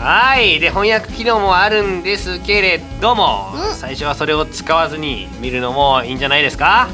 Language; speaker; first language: Japanese; native; Japanese